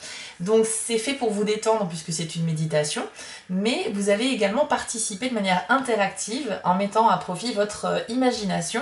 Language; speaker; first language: French; native; French